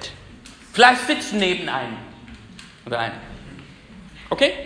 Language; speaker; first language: German; non-native, fluent; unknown